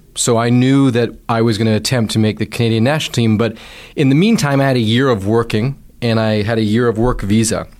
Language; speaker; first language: English; native; English